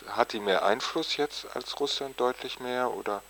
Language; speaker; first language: German; native; German